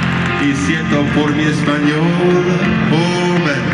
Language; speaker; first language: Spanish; non-native, learner; English